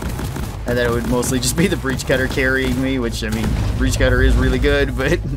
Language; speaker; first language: English; native; English